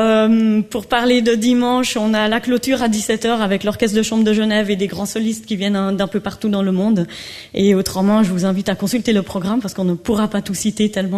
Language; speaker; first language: French; native; French